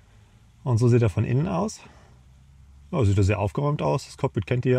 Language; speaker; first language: German; native; German